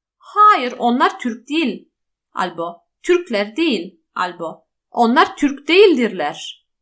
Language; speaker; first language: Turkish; non-native, fluent; Polish